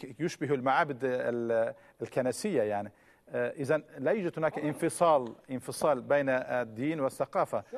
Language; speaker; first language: Arabic; non-native, fluent; Turkish